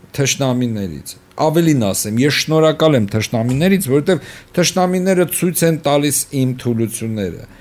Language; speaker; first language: Armenian; native; Armenian